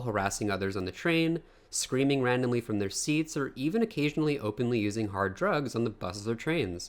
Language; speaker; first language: English; native; English